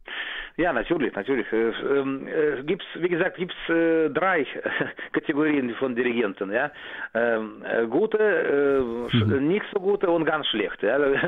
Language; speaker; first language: German; non-native, fluent; Russian